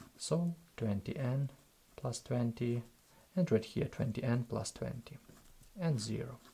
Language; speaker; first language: English; non-native, fluent; Russian